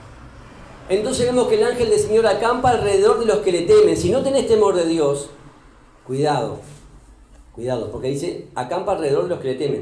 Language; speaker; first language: Spanish; native; Spanish